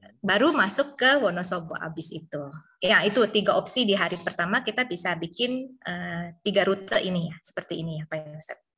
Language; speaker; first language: Indonesian; native; Indonesian